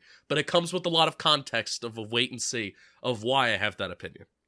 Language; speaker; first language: English; native; English